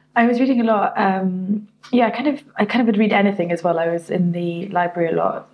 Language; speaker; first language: English; native; English